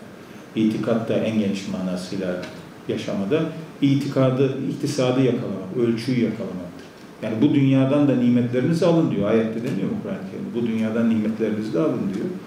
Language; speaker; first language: Turkish; native; Turkish